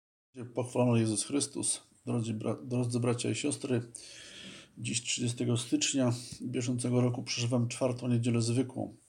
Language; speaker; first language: Polish; native; Polish